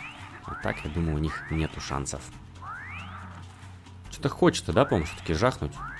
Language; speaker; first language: Russian; native; Russian